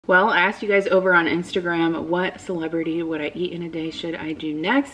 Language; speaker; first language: English; native; English